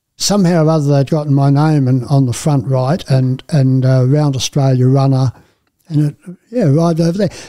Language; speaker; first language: English; native; English